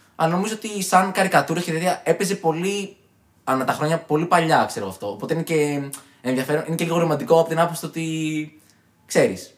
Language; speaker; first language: Greek; native; Greek